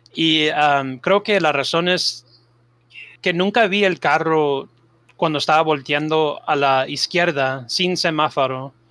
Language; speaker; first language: Spanish; early bilingual, heritage; Spanish